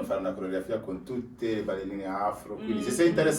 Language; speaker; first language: Italian; native; Italian